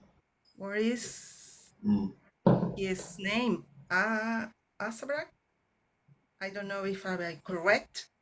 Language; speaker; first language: English; non-native, learner; Spanish